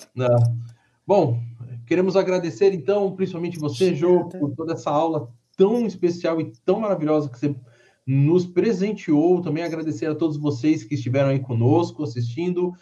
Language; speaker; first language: Portuguese; native; Portuguese